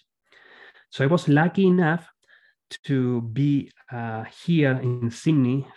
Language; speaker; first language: English; non-native, fluent; Spanish